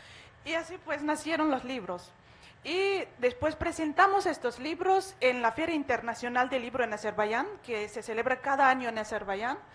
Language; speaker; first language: Spanish; non-native, fluent; Azerbaijani